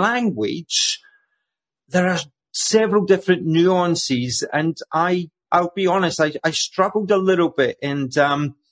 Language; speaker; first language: English; native; English